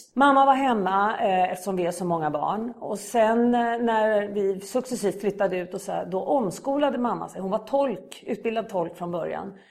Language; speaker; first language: Swedish; native; Swedish